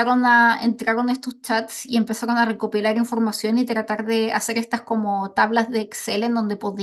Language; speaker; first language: Spanish; native; Spanish